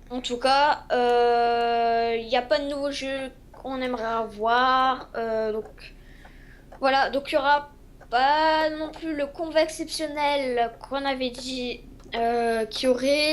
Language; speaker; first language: French; native; French